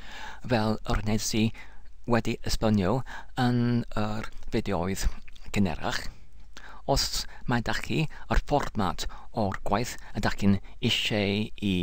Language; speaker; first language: Welsh; non-native, learner; English